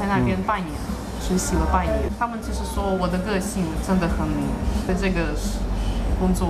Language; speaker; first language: Chinese; non-native, fluent; Russian